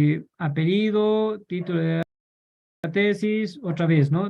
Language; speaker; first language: Spanish; native; Spanish